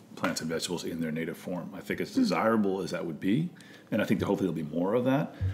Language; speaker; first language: English; native; English